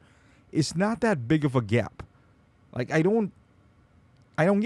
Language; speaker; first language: English; native; English